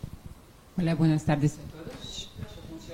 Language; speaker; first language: Spanish; non-native, fluent; Serbian